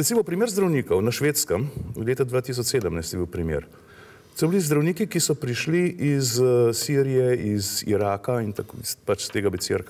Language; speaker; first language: Slovenian; native; Slovenian